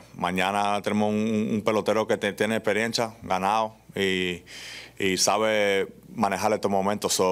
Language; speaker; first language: Spanish; early bilingual, heritage; Spanish